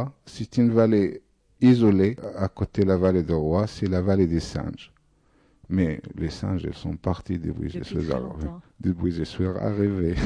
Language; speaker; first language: French; non-native, fluent; Arabic